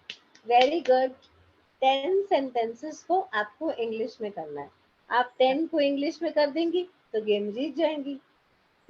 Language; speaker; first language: Hindi; native; Hindi